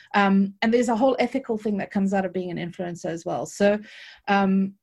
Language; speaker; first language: English; native; English